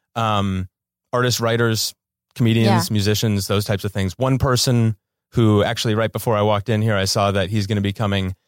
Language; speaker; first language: English; native; English